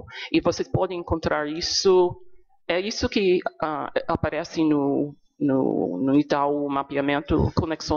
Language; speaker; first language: Portuguese; non-native, fluent; English